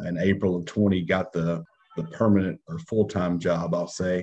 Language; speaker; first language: English; native; English